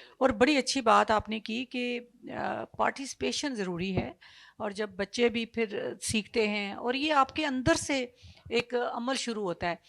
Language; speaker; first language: Urdu; non-native, local second language; Punjabi